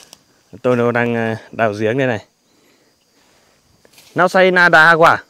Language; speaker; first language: Vietnamese; native; Vietnamese